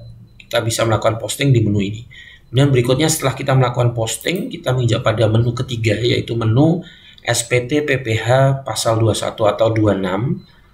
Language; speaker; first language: Indonesian; native; Indonesian